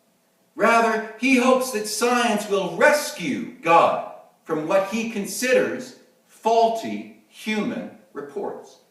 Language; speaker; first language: English; native; English